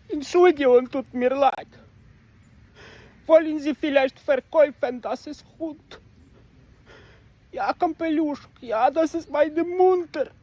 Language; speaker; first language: German; non-native, learner; Ukrainian